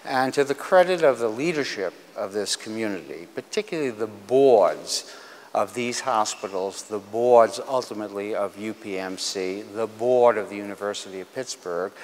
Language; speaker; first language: English; native; English